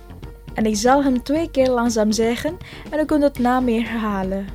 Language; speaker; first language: Dutch; non-native, fluent; Indonesian